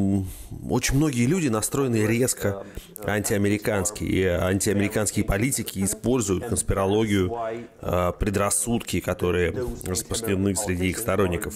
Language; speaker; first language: Russian; native; Russian